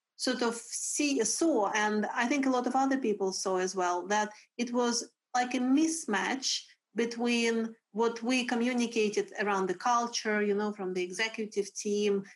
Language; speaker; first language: English; non-native, fluent; Russian